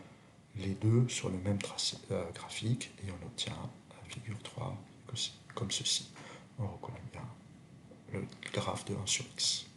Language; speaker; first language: French; native; French